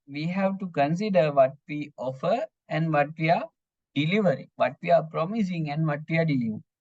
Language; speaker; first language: English; non-native, local second language; Sinhala